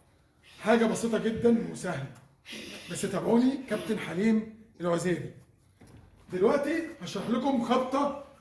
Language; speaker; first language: Arabic; native; Arabic